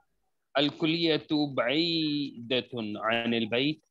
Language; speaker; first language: Arabic; non-native, learner; Urdu